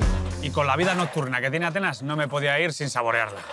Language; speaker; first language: Spanish; native; Spanish